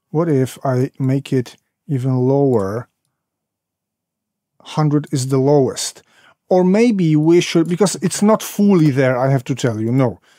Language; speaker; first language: English; non-native, fluent; Polish